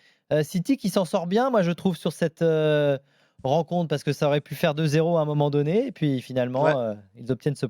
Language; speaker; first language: French; native; French